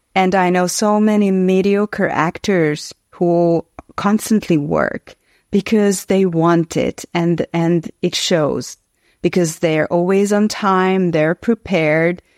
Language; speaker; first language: English; non-native, fluent; Hungarian